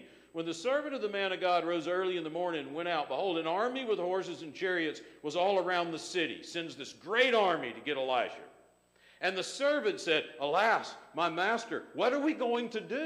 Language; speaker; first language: English; native; English